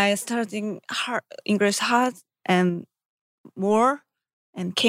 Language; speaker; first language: English; non-native, learner; Korean